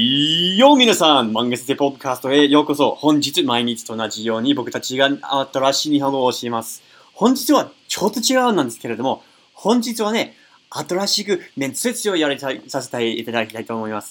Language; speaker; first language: Japanese; non-native, learner; English